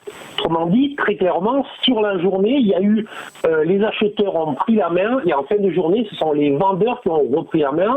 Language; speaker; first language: French; native; French